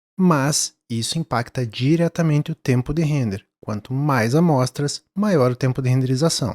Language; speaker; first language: Portuguese; native; Portuguese